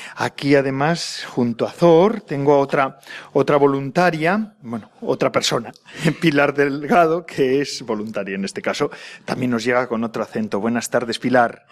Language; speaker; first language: Spanish; native; Spanish